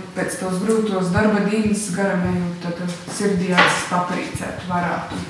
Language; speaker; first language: Latvian; native; Latvian